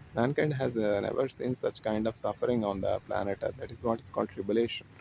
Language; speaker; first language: English; non-native, local second language; Telugu